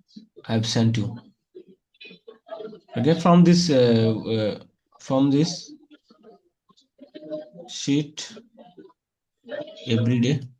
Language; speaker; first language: English; non-native, fluent; Bangla